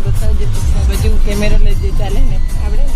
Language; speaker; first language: Gujarati; non-native, local second language; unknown